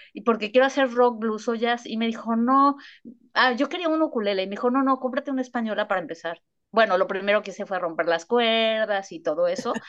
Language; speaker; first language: Spanish; native; Spanish